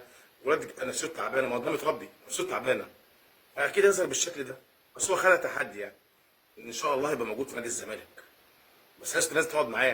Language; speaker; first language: Arabic; native; Arabic